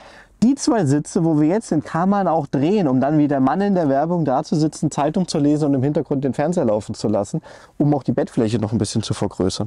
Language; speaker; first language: German; native; German